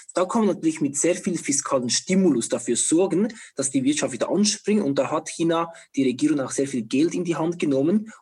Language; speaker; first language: German; non-native, fluent; Chinese